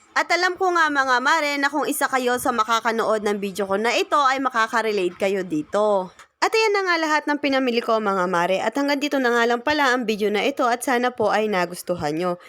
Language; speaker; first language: Filipino; native; Filipino